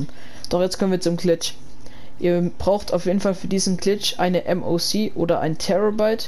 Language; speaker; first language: German; native; German